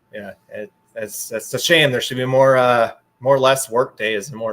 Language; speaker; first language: English; native; English